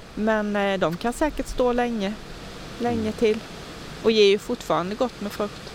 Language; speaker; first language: Swedish; native; Swedish